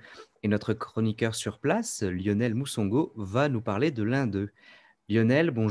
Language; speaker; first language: French; native; French